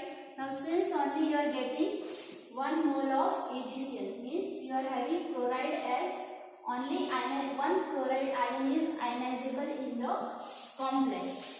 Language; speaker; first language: English; non-native, local second language; Marathi